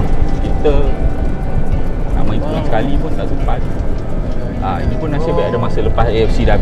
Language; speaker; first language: Malay; native; Malay